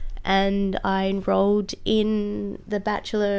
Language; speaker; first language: English; native; English